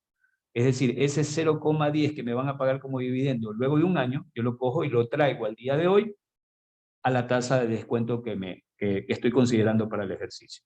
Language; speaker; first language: Spanish; native; Spanish